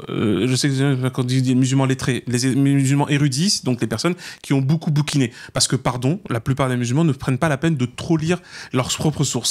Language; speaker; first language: French; native; French